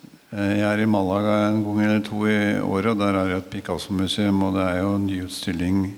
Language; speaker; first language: Norwegian; native; Norwegian